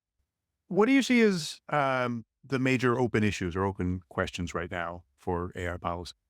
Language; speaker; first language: English; native; English